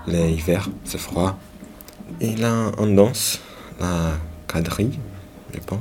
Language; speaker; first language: French; non-native, learner; Portuguese